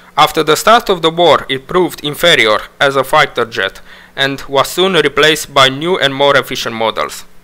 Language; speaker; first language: English; non-native, fluent; Romanian